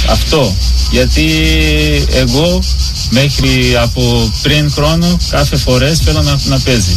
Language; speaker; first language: Greek; non-native, learner; Portuguese